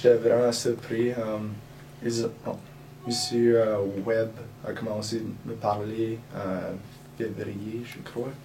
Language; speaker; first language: French; non-native, local second language; English